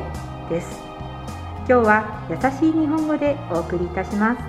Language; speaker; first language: Japanese; native; Japanese